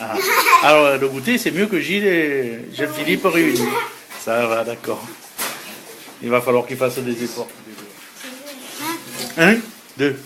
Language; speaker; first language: French; native; French